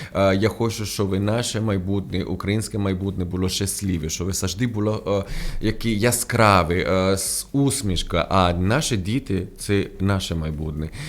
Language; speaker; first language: Ukrainian; non-native, fluent; Spanish